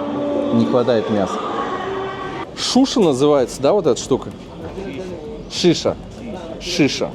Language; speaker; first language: Russian; native; Russian